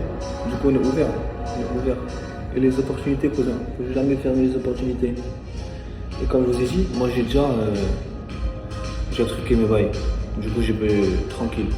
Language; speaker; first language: French; non-native, local second language; Arabic